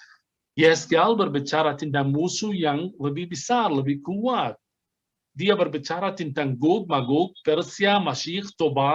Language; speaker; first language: Indonesian; non-native, fluent; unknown